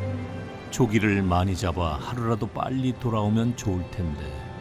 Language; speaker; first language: Korean; native; Korean